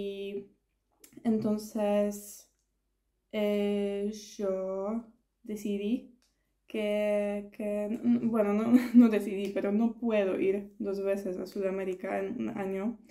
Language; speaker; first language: Spanish; non-native, learner; Polish